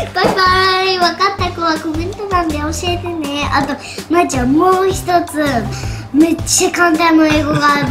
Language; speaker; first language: Japanese; early bilingual, heritage; Japanese